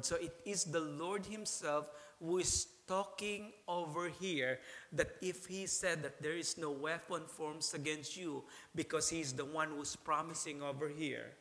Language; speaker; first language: English; non-native, local second language; Filipino